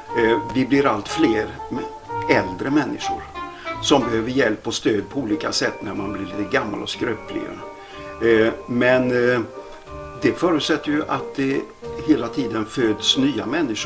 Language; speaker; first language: Swedish; native; Swedish